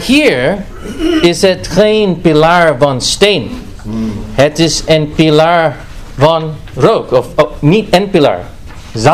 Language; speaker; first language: Dutch; non-native, fluent; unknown